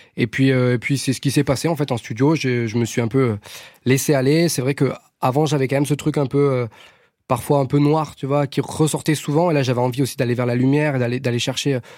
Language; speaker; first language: French; native; French